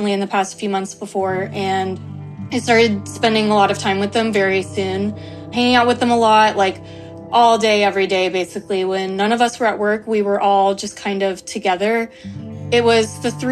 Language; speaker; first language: English; native; English